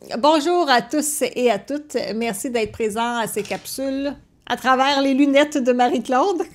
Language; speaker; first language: French; native; French